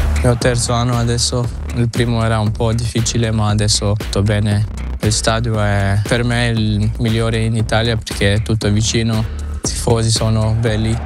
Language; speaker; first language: Italian; non-native, learner; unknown